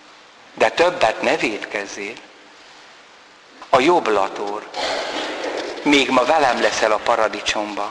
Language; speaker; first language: Hungarian; native; Hungarian